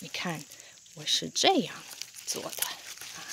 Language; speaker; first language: Chinese; non-native, fluent; English